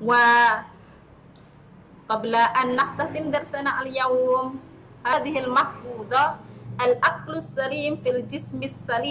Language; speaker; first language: Arabic; non-native, fluent; Indonesian